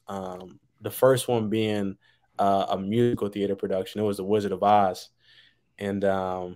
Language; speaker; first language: English; native; English